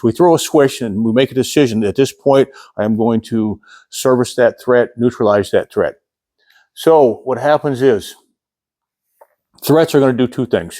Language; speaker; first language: English; native; English